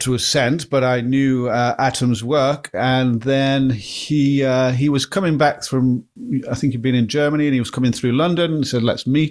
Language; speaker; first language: English; native; English